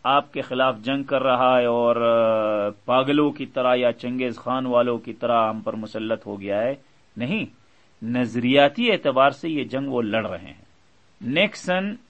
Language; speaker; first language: Urdu; native; Urdu